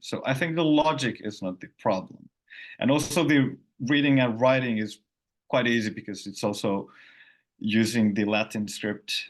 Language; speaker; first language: English; non-native, fluent; Finnish